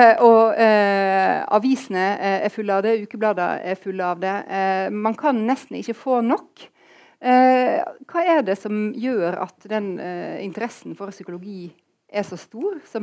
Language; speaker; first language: Norwegian; native; Norwegian